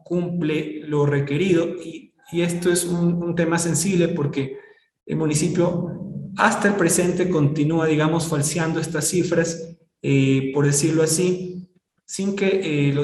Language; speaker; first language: Spanish; native; Spanish